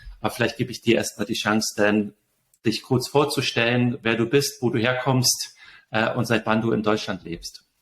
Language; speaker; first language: German; native; German